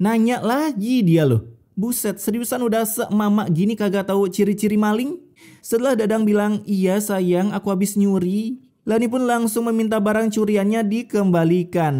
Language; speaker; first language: Indonesian; native; Indonesian